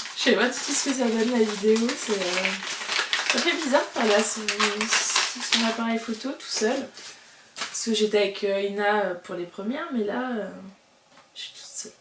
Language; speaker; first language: French; native; French